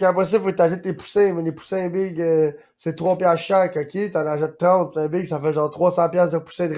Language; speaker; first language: French; native; French